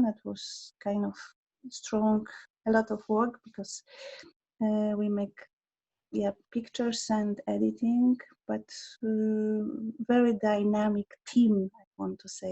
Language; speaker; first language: English; non-native, learner; Polish